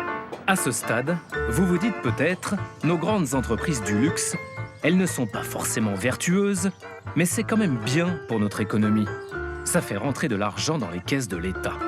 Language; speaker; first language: French; native; French